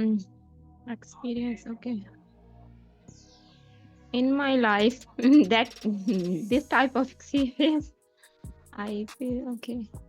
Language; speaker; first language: English; non-native, learner; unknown